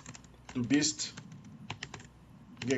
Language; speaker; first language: German; non-native, fluent; Portuguese